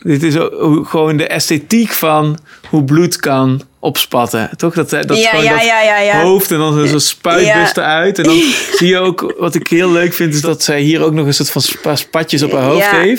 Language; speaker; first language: Dutch; native; Dutch